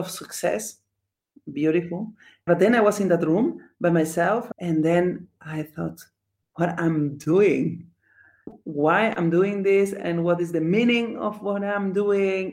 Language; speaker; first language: English; non-native, fluent; Spanish